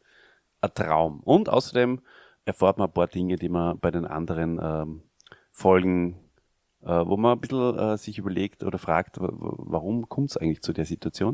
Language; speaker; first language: German; native; German